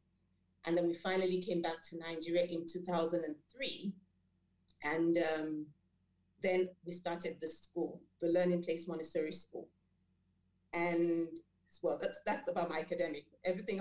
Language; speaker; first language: English; non-native, local second language; Yoruba